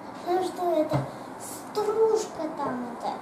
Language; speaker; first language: Russian; early bilingual, heritage; Russian